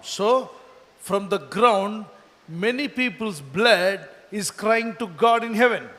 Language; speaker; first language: English; non-native, local second language; Telugu